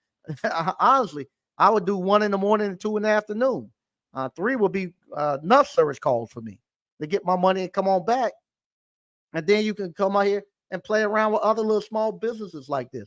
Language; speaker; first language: English; native; English